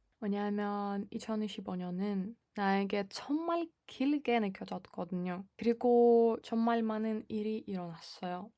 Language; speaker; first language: Korean; non-native, fluent; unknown